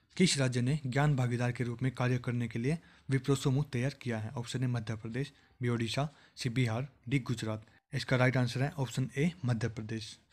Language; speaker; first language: Hindi; native; Hindi